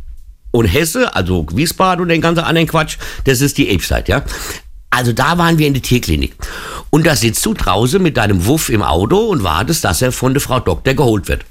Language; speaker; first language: German; native; German